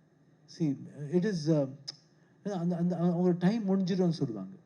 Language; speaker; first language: Tamil; non-native, local second language; Kannada